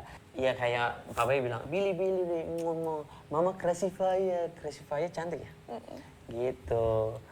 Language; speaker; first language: Indonesian; native; Indonesian